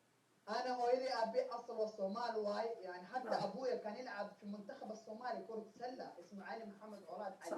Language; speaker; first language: Arabic; early bilingual, other home language; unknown